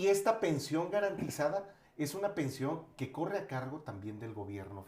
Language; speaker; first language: Spanish; native; Spanish